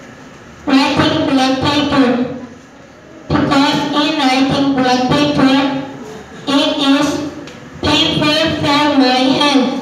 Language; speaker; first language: English; non-native, learner; Chinese